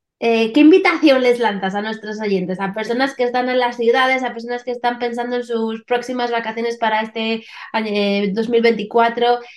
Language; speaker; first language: Spanish; native; Spanish